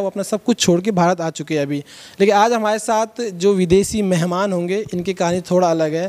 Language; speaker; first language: Hindi; native; Hindi